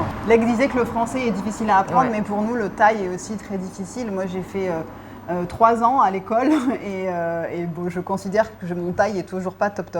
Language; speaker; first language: French; native; French